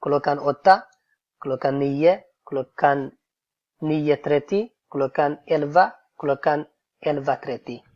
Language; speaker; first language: Swedish; non-native, fluent; Tigrinya